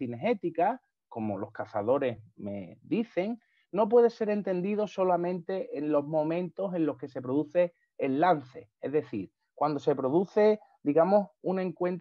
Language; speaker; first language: Spanish; native; Spanish